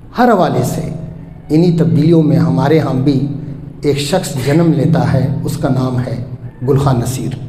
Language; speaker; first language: Urdu; non-native, local second language; Baluchi